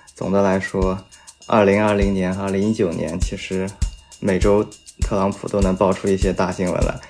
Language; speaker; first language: Chinese; native; Chinese